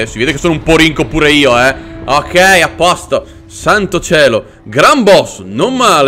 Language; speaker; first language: Italian; native; Italian